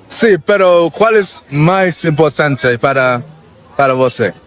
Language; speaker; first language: Portuguese; non-native, learner; Spanish